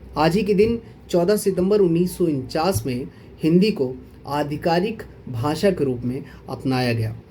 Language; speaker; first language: Hindi; native; Hindi